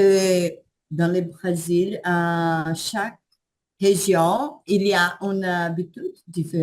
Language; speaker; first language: French; non-native, learner; Portuguese